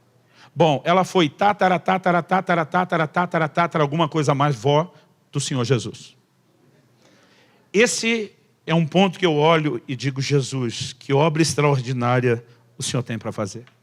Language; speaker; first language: Portuguese; native; Portuguese